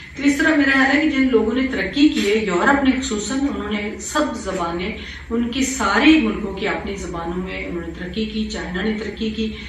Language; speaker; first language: Urdu; non-native, local second language; Punjabi